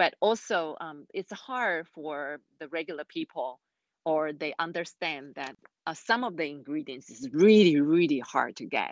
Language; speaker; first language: English; non-native, fluent; Chinese